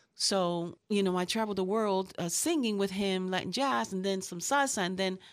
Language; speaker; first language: English; early bilingual, other home language; Spanish